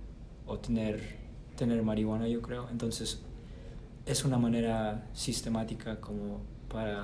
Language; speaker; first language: Spanish; early bilingual, heritage; Spanish